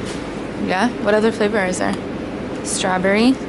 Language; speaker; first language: English; native; English